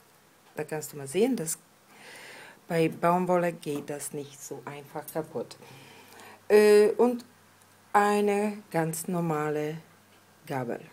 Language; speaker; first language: German; non-native, fluent; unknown